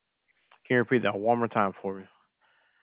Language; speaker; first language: English; native; English